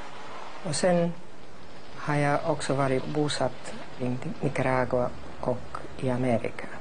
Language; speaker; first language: Swedish; non-native, fluent; English